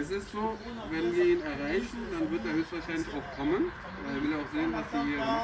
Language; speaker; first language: German; native; German